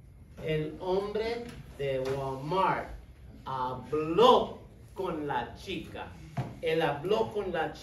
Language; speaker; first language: Spanish; non-native, fluent; English